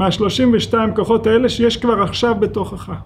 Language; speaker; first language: Hebrew; non-native, fluent; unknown